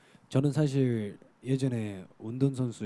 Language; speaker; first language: Korean; non-native, fluent; Cantonese